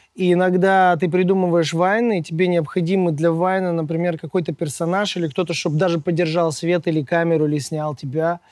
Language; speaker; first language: Russian; native; Russian